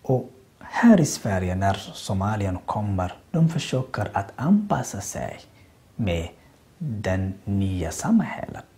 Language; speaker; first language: Swedish; non-native, learner; Somali